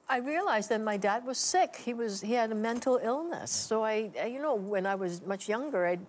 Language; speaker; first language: English; native; English